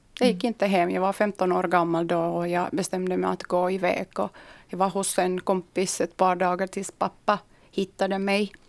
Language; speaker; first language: Swedish; early bilingual, other home language; Kurdish